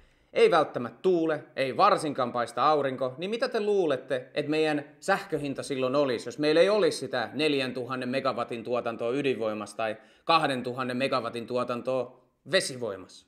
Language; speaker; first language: Finnish; native; Finnish